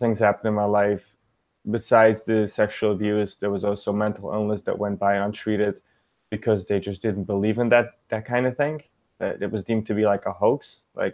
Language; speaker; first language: English; early bilingual, other home language; Yiddish